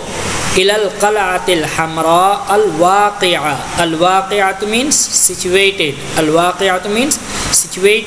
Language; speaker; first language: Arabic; non-native, fluent; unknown